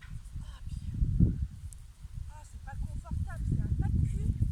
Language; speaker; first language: French; native; French